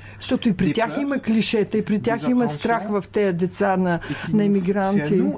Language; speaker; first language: Bulgarian; native; Bulgarian